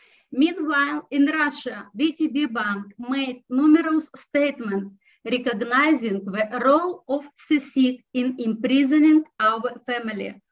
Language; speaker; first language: English; non-native, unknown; Russian